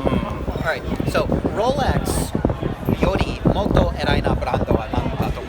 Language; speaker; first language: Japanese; non-native, learner; English